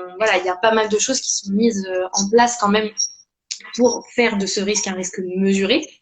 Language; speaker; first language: French; early bilingual, other home language; Portuguese